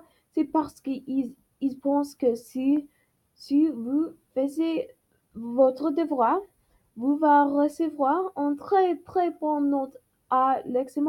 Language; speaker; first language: French; non-native, learner; English